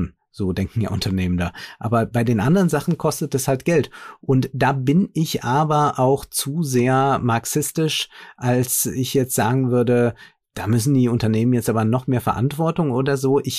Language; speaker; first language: German; native; German